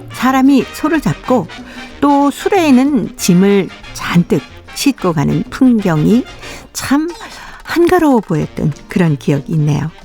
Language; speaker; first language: Korean; native; Korean